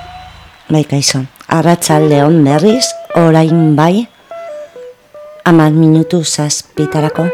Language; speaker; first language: Basque; non-native, local second language; Spanish